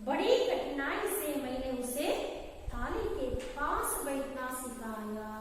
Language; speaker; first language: Hindi; non-native, local second language; Kannada